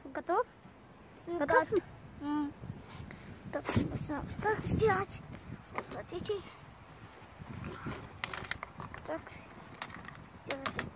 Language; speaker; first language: Russian; early bilingual, other home language; Tajik